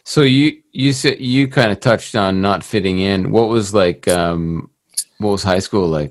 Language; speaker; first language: English; native; English